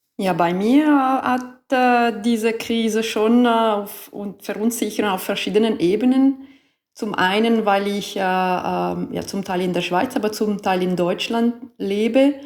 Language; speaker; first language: German; non-native, local second language; Italian